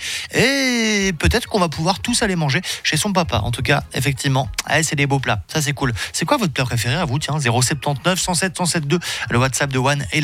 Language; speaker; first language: French; native; French